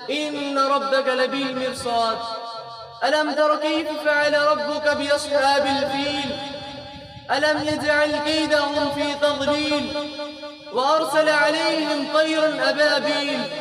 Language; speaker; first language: Arabic; non-native, fluent; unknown